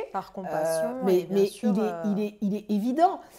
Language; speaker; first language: French; native; French